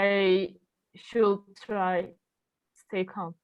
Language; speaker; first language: English; non-native, learner; Turkish